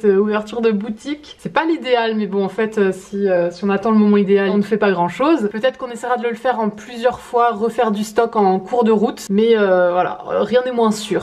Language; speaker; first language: French; native; French